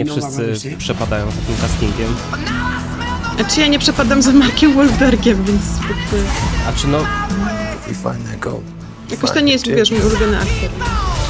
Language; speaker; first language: Polish; native; Polish